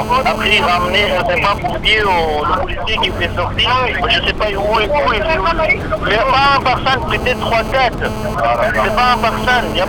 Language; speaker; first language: French; non-native, learner; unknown